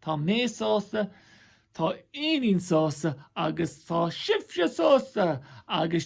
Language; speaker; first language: Irish; non-native, local second language; English